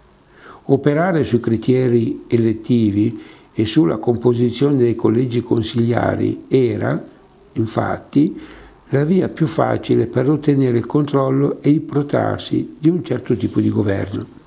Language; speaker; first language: Italian; native; Italian